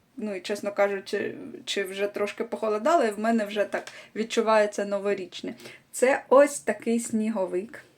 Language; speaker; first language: Ukrainian; non-native, local second language; Russian